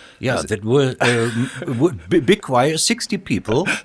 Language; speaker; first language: English; non-native, fluent; German